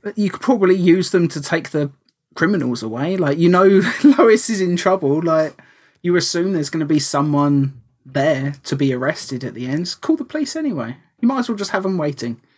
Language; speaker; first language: English; native; English